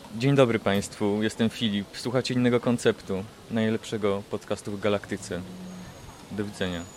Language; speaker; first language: Polish; native; Polish